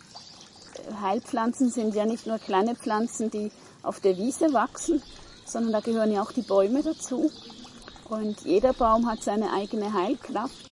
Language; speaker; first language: German; native; German